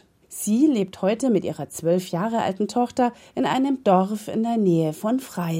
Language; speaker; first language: German; native; German